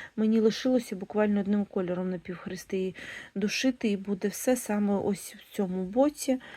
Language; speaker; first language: Ukrainian; non-native, local second language; Russian